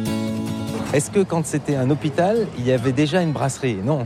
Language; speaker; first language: French; native; French